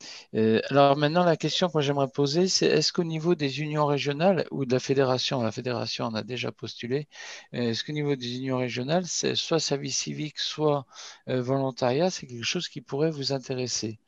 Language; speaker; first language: French; native; French